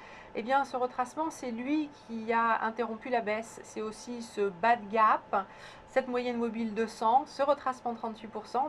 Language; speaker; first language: French; native; French